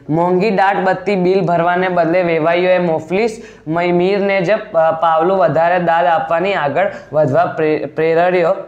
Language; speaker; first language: Hindi; non-native, local second language; Gujarati